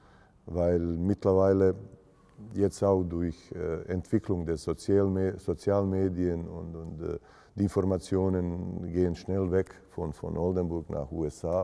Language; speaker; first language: German; non-native, fluent; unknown